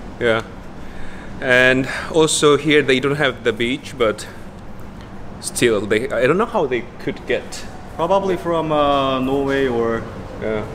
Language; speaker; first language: English; non-native, learner; Korean